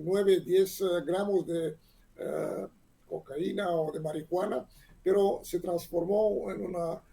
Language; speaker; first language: Spanish; non-native, learner; Hebrew